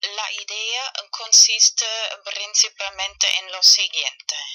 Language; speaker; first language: Spanish; non-native, fluent; German